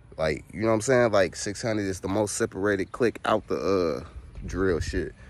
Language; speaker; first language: English; native; English